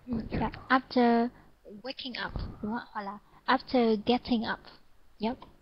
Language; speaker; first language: English; non-native, fluent; Vietnamese